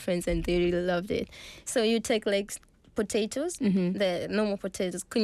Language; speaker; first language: English; non-native, local second language; Swahili